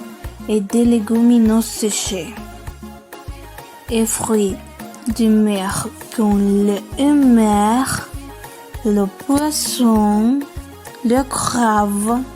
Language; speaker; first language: French; non-native, learner; Spanish